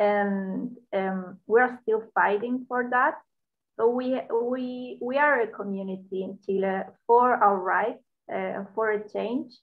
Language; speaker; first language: English; non-native, learner; Spanish